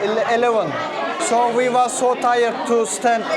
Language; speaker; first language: English; non-native, learner; Turkish